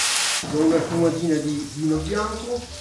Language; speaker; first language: Italian; native; Italian